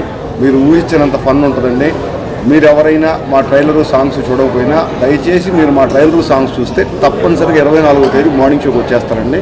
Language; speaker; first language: Telugu; native; Telugu